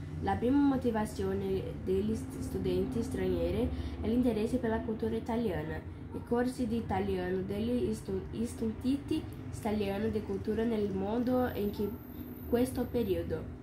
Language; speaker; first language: Italian; non-native, learner; Portuguese